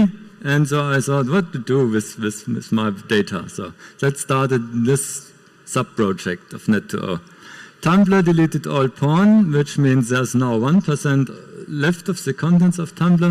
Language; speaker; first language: English; non-native, fluent; German